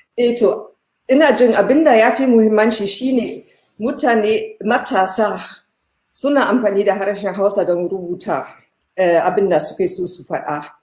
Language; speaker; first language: Hausa; non-native, fluent; German